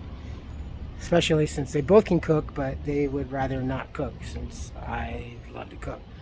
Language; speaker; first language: English; native; English